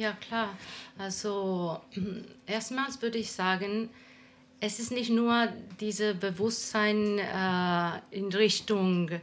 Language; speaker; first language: German; non-native, fluent; Spanish